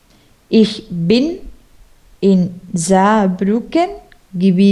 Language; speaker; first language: German; non-native, learner; Spanish